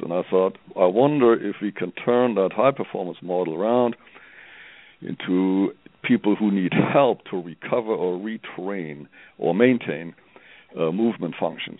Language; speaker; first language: English; non-native, fluent; German